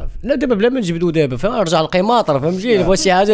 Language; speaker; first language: Arabic; native; Arabic